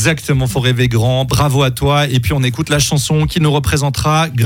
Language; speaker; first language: French; native; French